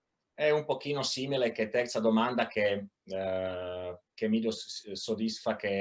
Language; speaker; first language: Italian; non-native, fluent; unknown